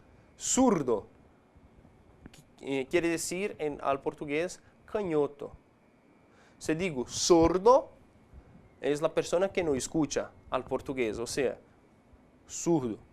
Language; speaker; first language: Portuguese; non-native, fluent; Spanish